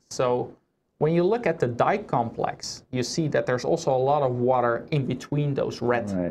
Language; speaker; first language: English; non-native, fluent; Dutch